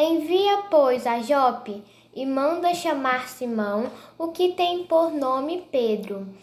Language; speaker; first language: Portuguese; native; Portuguese